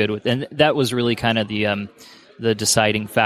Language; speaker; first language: English; native; English